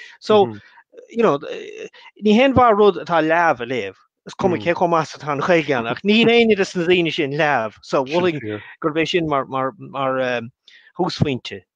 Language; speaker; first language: Irish; non-native, local second language; English